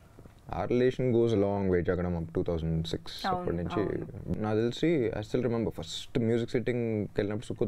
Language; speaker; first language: Telugu; native; Telugu